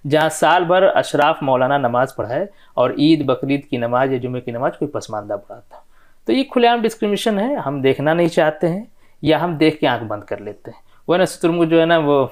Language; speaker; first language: Hindi; non-native, local second language; Bhojpuri